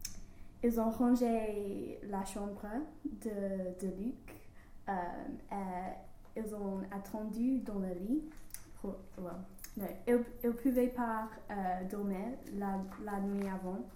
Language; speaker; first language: French; non-native, learner; English